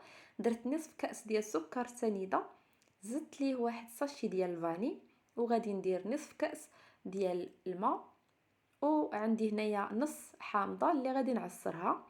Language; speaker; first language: Arabic; native; Arabic